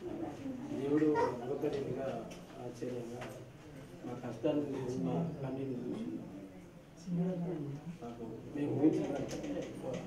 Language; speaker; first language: Telugu; native; Telugu